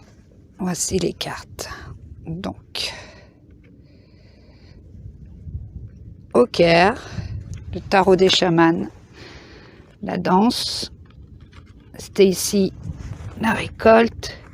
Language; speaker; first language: French; native; French